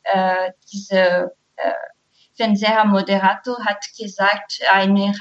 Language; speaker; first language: German; non-native, learner; Portuguese